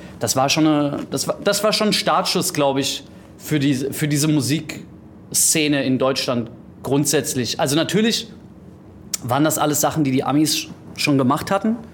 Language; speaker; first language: German; early bilingual, heritage; German